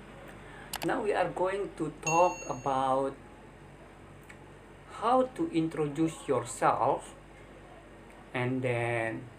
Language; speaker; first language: English; non-native, learner; Indonesian